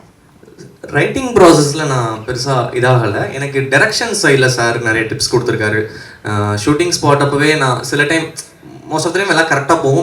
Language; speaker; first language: Tamil; native; Tamil